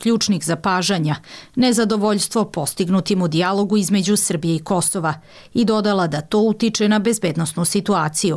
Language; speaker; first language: Serbian; native; Serbian